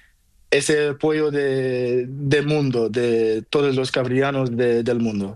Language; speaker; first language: Spanish; non-native, learner; Portuguese